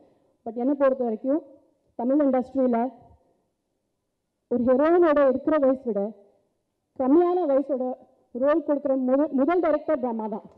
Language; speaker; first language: Tamil; non-native, fluent; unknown